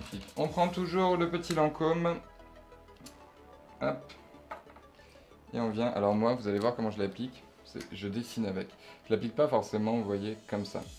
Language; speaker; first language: French; native; French